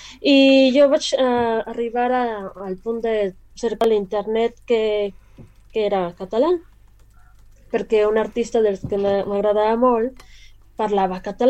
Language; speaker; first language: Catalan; non-native, learner; Spanish